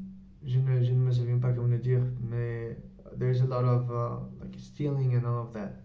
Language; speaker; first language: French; non-native, learner; Spanish